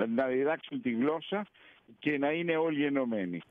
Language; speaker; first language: Greek; early bilingual, heritage; Greek